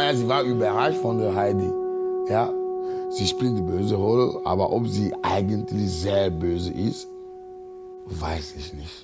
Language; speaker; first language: German; non-native, fluent; Ewe